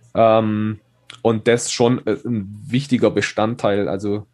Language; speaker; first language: German; native; German